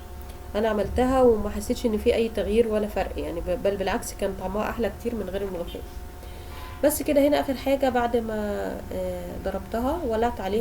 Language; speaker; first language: Arabic; native; Arabic